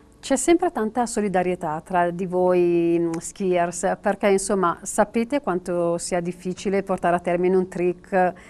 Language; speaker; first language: Italian; native; Italian